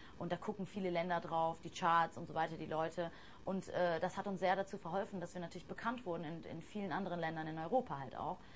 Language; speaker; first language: German; early bilingual, other home language; English